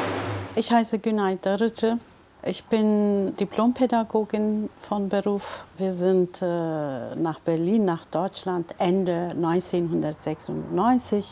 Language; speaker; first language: German; non-native, fluent; Kurdish